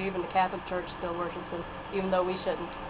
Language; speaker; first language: English; native; English